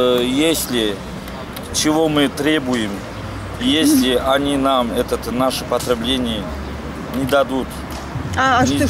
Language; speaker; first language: Russian; non-native, local second language; Azerbaijani